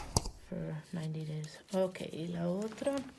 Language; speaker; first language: Spanish; non-native, learner; English